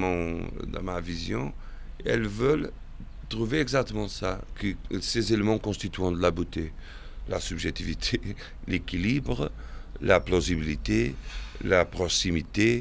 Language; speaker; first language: French; non-native, fluent; Portuguese